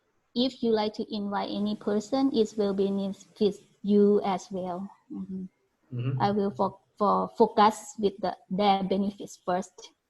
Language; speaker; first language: English; non-native, learner; Thai